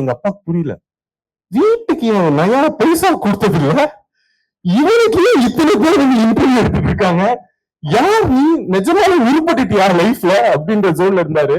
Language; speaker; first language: Tamil; native; Tamil